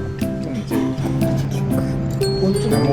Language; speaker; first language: Korean; native; Korean